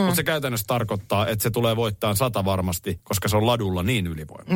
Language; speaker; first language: Finnish; native; Finnish